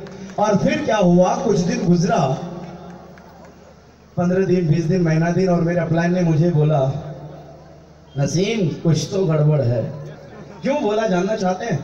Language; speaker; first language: Hindi; native; Hindi